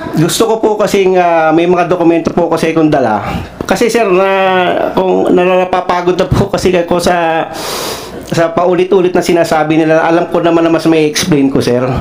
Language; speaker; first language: Filipino; non-native, local second language; Cebuano